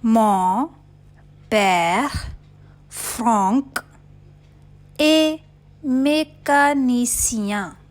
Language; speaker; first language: French; non-native, fluent; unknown